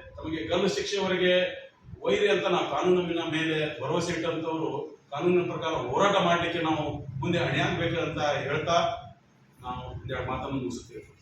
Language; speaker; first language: Kannada; non-native, local second language; Urdu